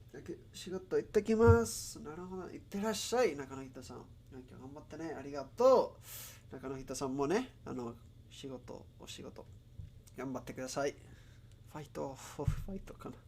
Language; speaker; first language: Japanese; non-native, learner; English